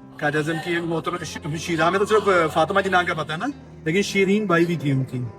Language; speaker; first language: Urdu; native; Urdu